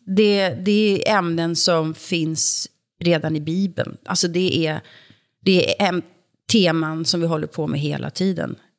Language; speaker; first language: Swedish; native; Swedish